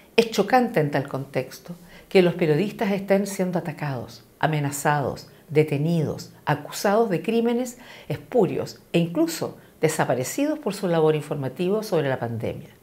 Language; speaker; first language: Spanish; native; Spanish